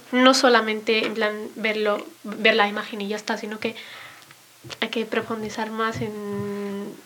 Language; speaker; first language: Spanish; early bilingual, other home language; Arabic